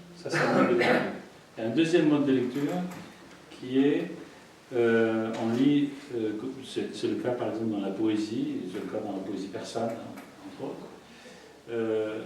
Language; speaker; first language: French; native; French